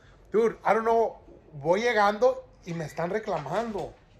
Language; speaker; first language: Spanish; early bilingual, heritage; Spanish